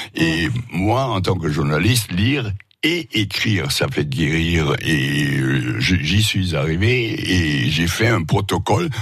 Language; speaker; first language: French; non-native, fluent; German